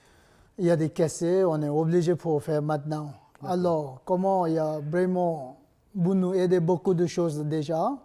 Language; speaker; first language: French; non-native, learner; Nepali